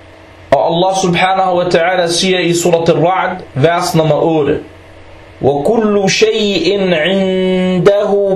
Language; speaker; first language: Danish; early bilingual, other home language; Arabic